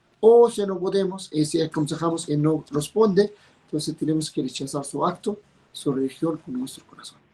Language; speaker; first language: Spanish; non-native, fluent; Arabic